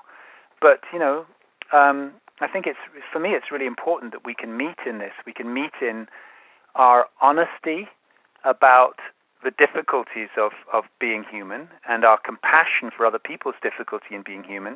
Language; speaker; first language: English; native; English